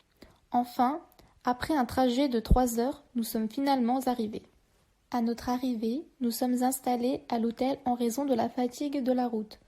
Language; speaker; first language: French; non-native, learner; Turkish